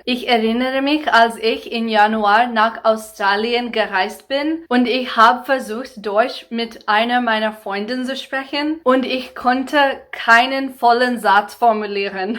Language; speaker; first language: German; non-native, fluent; English